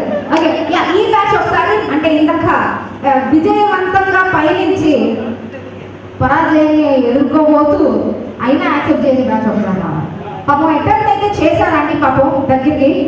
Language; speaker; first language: Telugu; native; Telugu